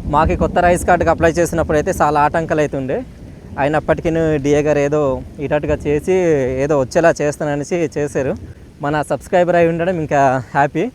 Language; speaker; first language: Telugu; non-native, local second language; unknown